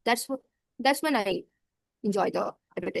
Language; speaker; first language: English; non-native, learner; Bangla